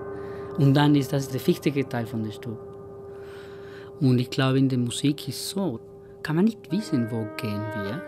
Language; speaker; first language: German; non-native, fluent; Spanish